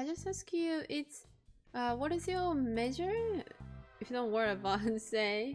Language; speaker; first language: English; non-native, learner; Japanese